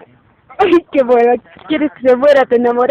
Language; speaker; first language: Spanish; native; Spanish